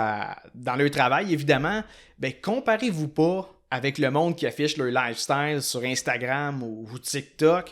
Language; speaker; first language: French; native; French